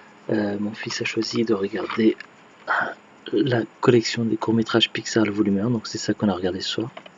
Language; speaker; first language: French; native; French